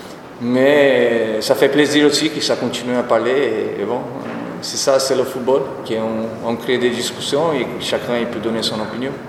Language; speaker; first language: French; non-native, fluent; Portuguese